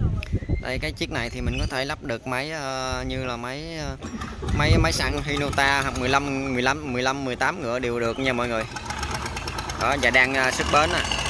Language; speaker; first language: Vietnamese; native; Vietnamese